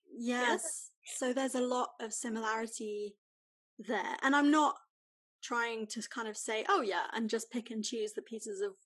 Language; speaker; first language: English; native; English